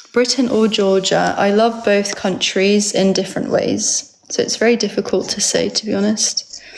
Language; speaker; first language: English; early bilingual, other home language; Georgian